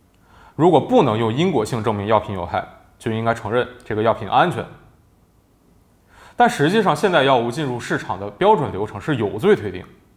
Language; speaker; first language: Chinese; native; Chinese